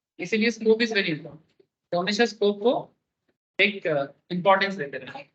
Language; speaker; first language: Hindi; non-native, local second language; Bangla